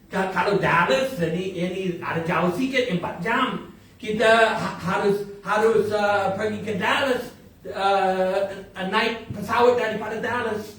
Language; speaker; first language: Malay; non-native, fluent; English